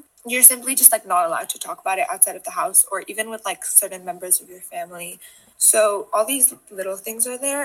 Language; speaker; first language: English; non-native, local second language; Hindi